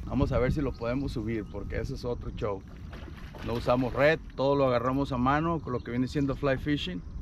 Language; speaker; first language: Spanish; native; Spanish